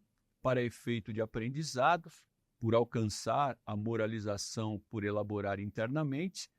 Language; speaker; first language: Portuguese; native; Portuguese